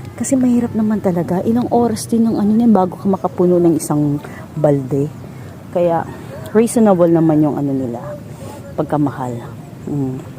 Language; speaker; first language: Filipino; non-native, local second language; Cebuano